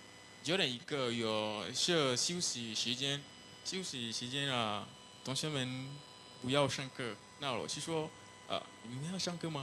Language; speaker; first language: Chinese; non-native, learner; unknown